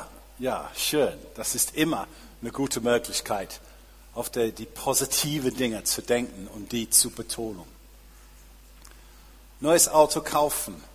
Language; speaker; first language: German; non-native, fluent; English